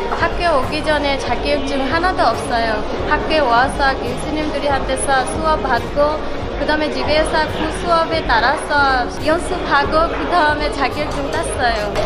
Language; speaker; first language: Korean; non-native, learner; Bangla